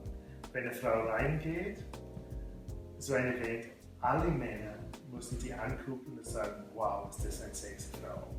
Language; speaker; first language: German; non-native, fluent; English